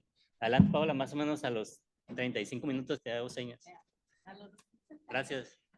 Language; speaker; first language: Spanish; native; Spanish